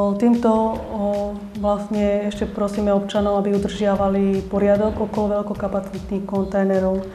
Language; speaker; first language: Slovak; native; Slovak